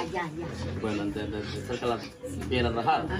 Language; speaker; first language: Spanish; native; Spanish